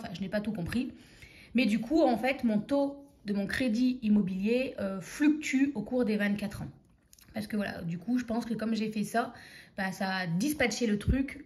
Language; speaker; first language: French; native; French